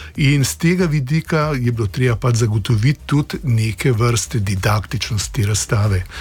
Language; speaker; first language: Slovenian; native; Slovenian